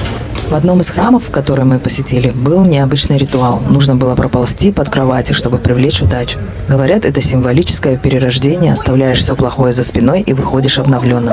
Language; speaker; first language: Russian; native; Russian